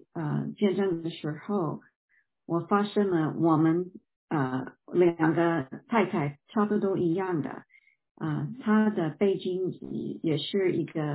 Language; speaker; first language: Chinese; non-native, fluent; English